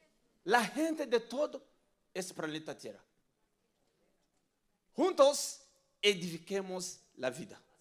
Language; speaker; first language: Spanish; non-native, learner; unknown